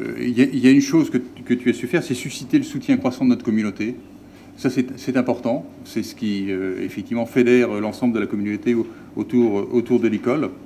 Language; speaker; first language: French; native; French